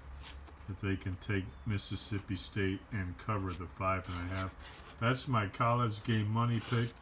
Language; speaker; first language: English; native; English